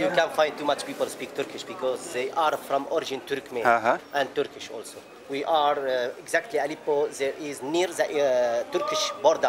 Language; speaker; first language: English; non-native, learner; Arabic